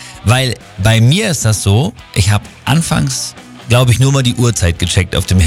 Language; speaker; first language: German; native; German